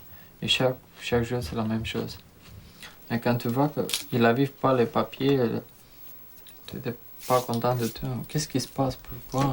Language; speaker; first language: French; non-native, learner; Romanian